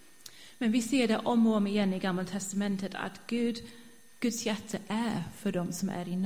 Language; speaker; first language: Swedish; non-native, fluent; English